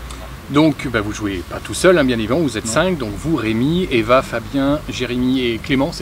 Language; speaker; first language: French; native; French